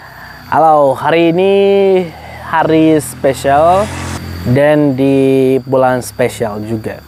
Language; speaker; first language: Indonesian; non-native, fluent; Arabic